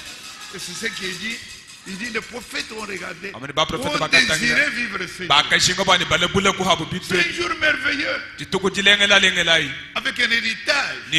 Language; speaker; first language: French; non-native, local second language; Luba-Lulua